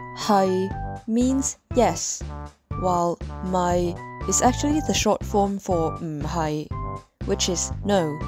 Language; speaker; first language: English; non-native, local second language; Cantonese